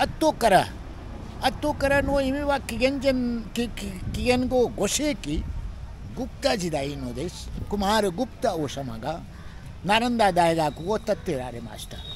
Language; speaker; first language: Japanese; non-native, learner; Hindi